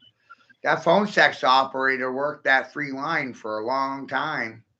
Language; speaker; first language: English; native; English